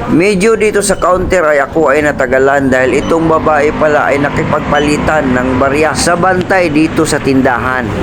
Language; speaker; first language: Filipino; native; Filipino